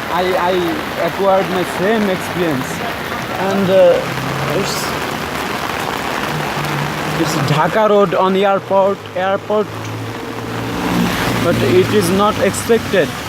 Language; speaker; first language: English; non-native, local second language; Bangla